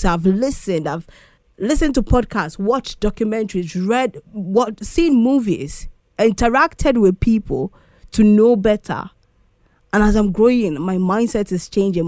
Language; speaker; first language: English; non-native, local second language; Igbo